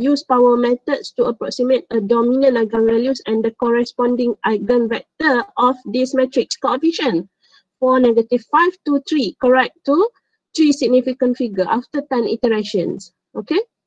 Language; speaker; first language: English; non-native, local second language; Malay